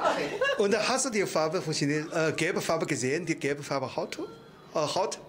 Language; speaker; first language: German; non-native, fluent; Chinese